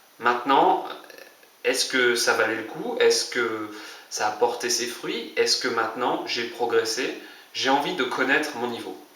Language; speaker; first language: French; native; French